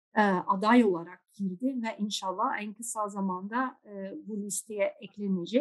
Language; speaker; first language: Turkish; non-native, fluent; Dutch